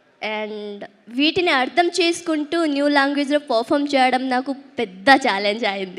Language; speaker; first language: Telugu; early bilingual, heritage; Telugu